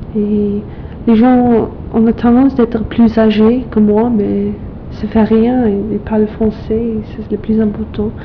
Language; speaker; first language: French; non-native, fluent; English